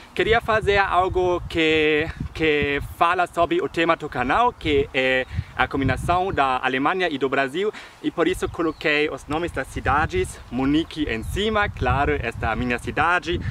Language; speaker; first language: Portuguese; non-native, fluent; German